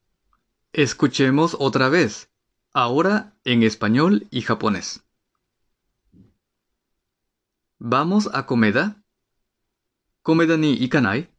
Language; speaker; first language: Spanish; non-native, fluent; Japanese